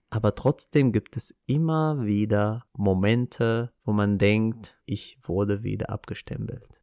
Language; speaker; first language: German; non-native, fluent; Arabic